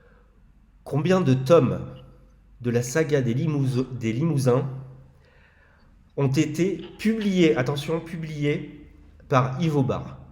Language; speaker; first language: French; native; French